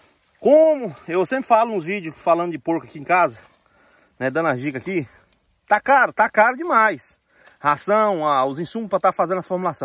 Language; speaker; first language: Portuguese; native; Portuguese